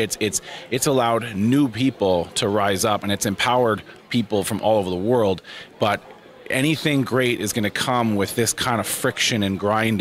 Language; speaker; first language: English; native; English